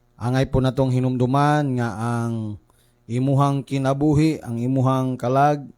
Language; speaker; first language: Cebuano; native; Cebuano